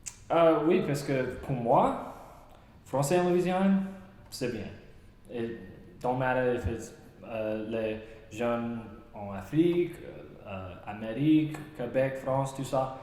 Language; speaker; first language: French; non-native, learner; English